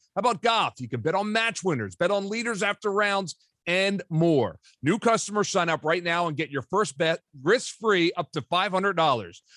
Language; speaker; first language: English; native; English